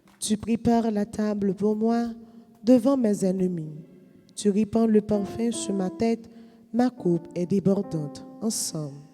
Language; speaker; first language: French; non-native, local second language; Haitian Creole